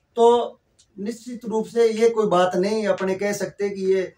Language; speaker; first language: Hindi; native; Hindi